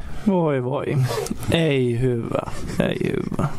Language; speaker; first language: Finnish; non-native, learner; Swedish